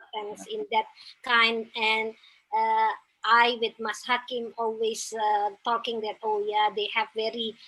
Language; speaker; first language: English; non-native, fluent; Indonesian